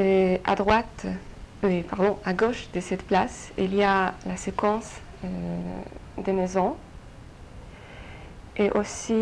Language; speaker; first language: French; non-native, fluent; Polish